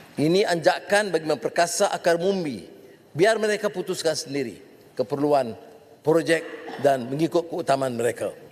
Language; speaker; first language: Malay; native; Malay